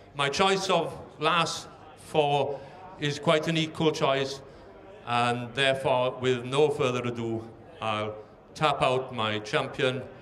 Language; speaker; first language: English; non-native, local second language; Welsh